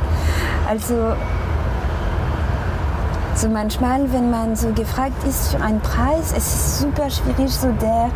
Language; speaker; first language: German; non-native, fluent; French